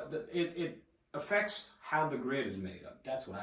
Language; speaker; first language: English; native; English